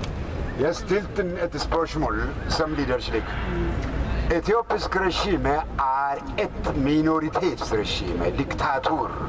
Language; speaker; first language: Norwegian; non-native, fluent; Oromo